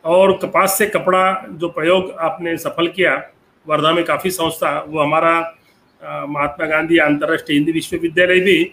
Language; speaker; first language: Hindi; non-native, local second language; Marathi